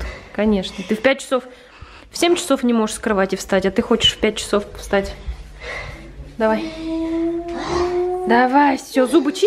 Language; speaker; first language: Russian; native; Russian